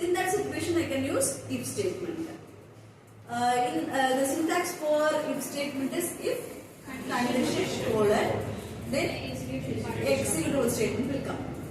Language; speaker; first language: English; non-native, local second language; Tamil